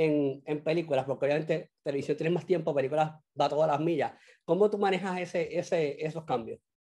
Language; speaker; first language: Spanish; native; Spanish